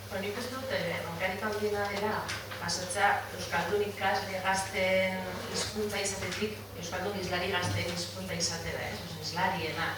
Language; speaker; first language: Basque; non-native, local second language; Spanish